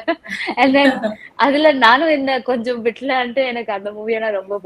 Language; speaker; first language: Tamil; non-native, local second language; Telugu